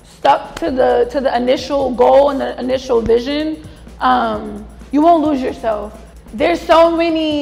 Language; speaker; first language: English; native; English